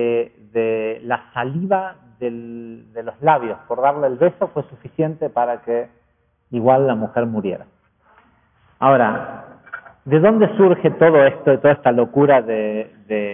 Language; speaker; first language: Spanish; native; Spanish